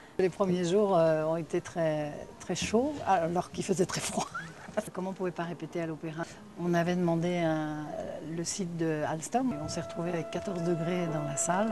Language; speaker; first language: French; native; French